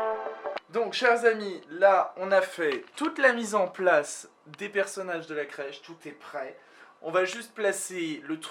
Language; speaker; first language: French; native; French